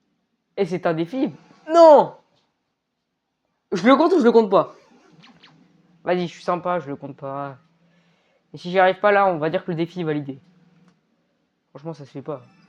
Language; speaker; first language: French; native; French